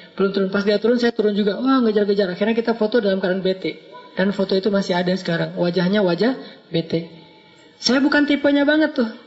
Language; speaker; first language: Indonesian; native; Indonesian